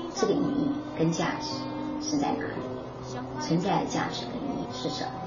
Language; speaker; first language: Chinese; non-native, local second language; Hakka Chinese